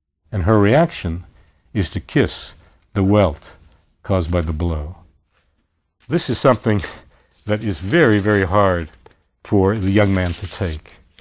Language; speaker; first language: English; native; English